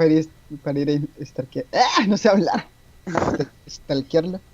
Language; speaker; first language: Spanish; native; Spanish